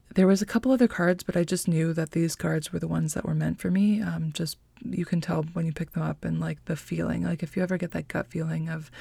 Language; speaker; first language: English; native; English